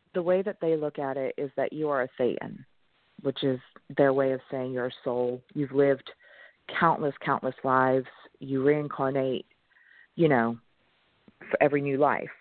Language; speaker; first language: English; non-native, local second language; French